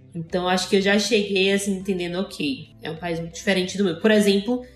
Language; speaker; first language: Portuguese; native; Portuguese